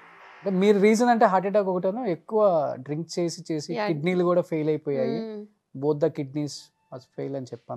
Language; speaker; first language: Telugu; native; Telugu